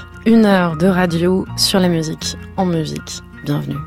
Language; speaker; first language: French; native; French